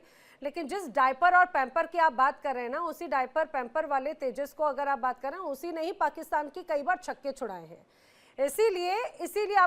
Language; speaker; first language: Hindi; native; Hindi